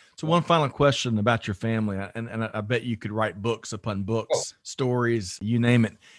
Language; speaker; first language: English; native; English